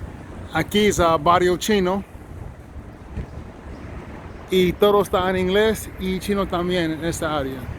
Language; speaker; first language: Spanish; non-native, learner; English